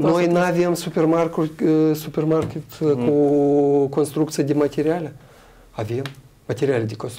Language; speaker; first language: Romanian; non-native, local second language; Russian